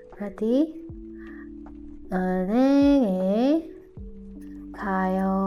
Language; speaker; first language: Korean; non-native, learner; Indonesian